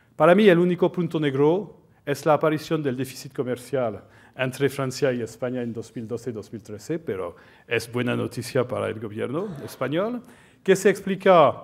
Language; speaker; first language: Spanish; non-native, fluent; French